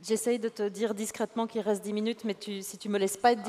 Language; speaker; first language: French; native; French